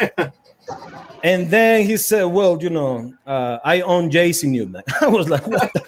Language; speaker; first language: English; non-native, fluent; Spanish